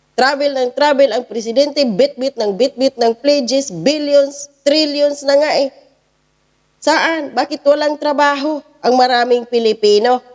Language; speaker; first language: Filipino; native; Filipino